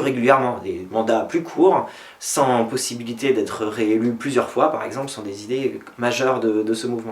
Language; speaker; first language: French; native; French